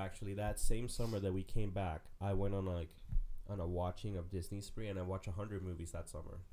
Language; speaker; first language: English; non-native, fluent; Spanish